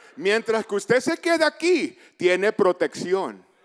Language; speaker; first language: Spanish; early bilingual, heritage; Spanish